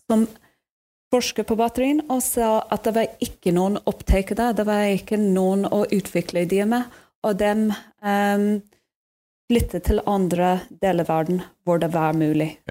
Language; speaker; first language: Norwegian; non-native, fluent; English